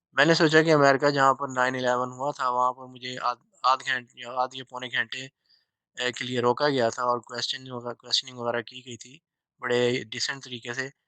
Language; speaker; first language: Urdu; native; Urdu